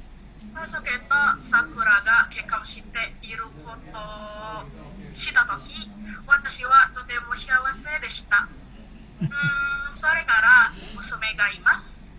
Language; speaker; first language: Japanese; non-native, learner; Indonesian